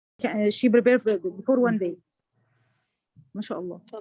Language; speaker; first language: English; non-native, learner; Arabic